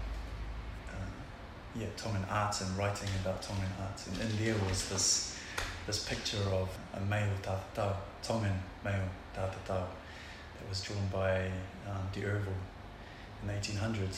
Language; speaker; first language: English; non-native, local second language; Tongan